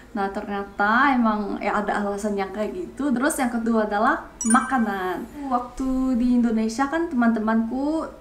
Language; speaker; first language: Indonesian; non-native, fluent; Korean